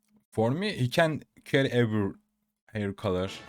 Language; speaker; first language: English; non-native, learner; Turkish